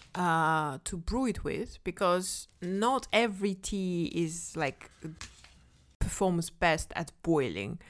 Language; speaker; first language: English; non-native, fluent; Kazakh